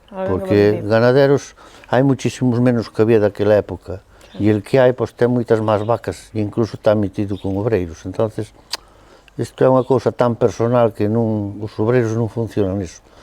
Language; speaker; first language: Galician; native; Galician